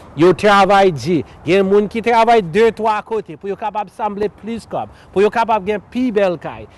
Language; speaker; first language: Haitian Creole; native; Haitian Creole